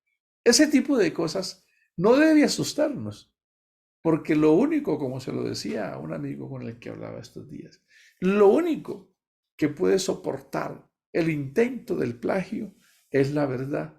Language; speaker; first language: Spanish; native; Spanish